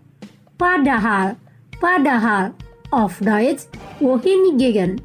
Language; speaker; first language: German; non-native, fluent; Indonesian